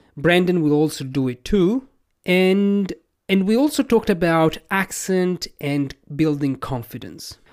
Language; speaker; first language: English; non-native, fluent; Italian